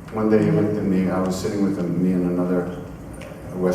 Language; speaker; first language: English; native; English